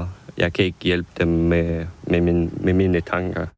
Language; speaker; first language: Danish; non-native, fluent; Ukrainian